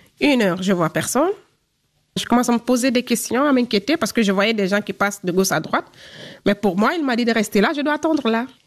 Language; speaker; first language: French; non-native, local second language; Fula